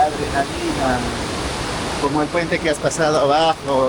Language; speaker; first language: Spanish; native; Spanish